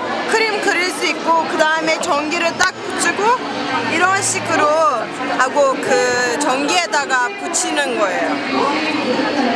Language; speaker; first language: Korean; non-native, fluent; Turkish